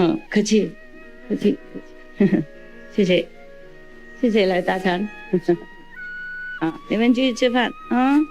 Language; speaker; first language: Chinese; non-native, fluent; Vietnamese